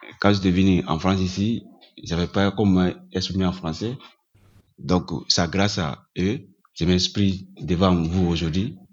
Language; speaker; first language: French; non-native, local second language; Susu